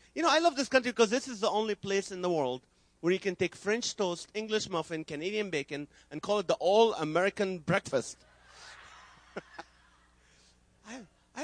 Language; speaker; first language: English; non-native, fluent; Arabic